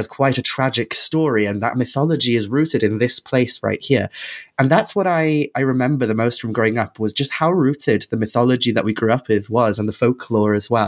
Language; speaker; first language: English; non-native, local second language; Welsh